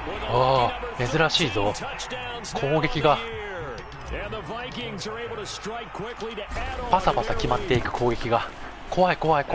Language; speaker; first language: Japanese; native; Japanese